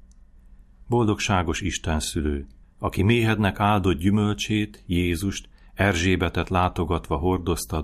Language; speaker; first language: Hungarian; native; Hungarian